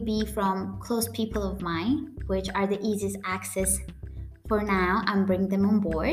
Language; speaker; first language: English; non-native, fluent; Greek